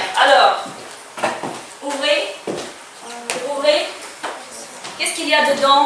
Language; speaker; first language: French; non-native, fluent; Ukrainian